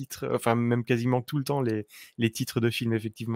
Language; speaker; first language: French; native; French